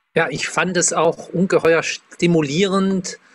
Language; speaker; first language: German; native; German